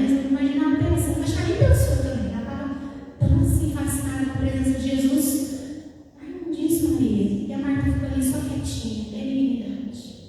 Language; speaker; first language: Portuguese; native; Portuguese